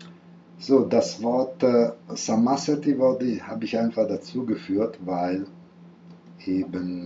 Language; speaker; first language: German; non-native, fluent; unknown